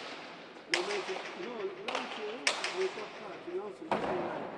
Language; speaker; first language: French; native; French